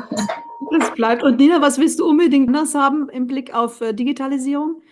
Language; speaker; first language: German; native; German